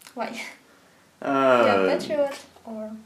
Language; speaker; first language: English; non-native, learner; Russian